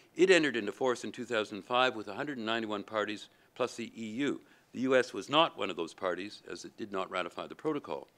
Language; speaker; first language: English; native; English